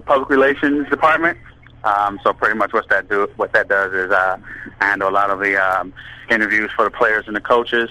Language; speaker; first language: English; native; English